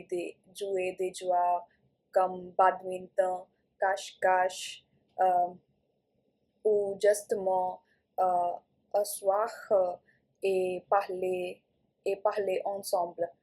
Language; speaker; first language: French; non-native, learner; Punjabi